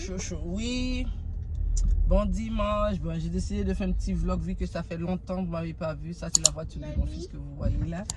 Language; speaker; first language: French; non-native, local second language; Haitian Creole